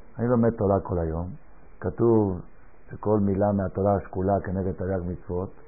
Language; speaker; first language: Hebrew; non-native, fluent; Spanish